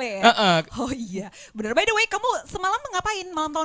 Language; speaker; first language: Indonesian; native; Indonesian